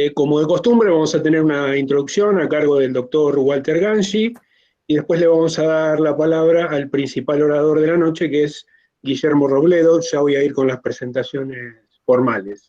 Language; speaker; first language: Spanish; native; Spanish